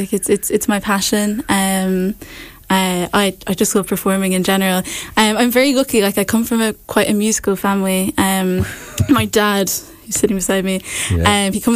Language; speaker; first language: English; native; English